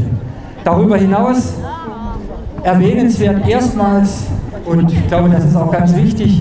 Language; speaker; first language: German; native; German